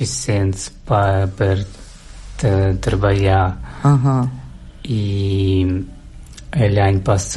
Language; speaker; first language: Catalan; non-native, learner; Russian